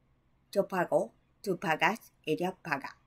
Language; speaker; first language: Spanish; non-native, learner; Japanese